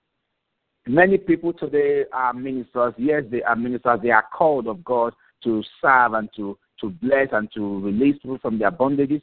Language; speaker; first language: English; non-native, local second language; Yoruba